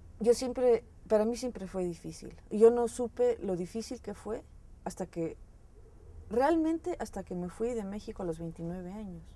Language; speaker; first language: Spanish; native; Spanish